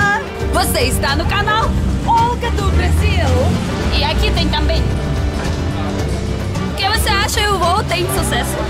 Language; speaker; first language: Portuguese; non-native, learner; Russian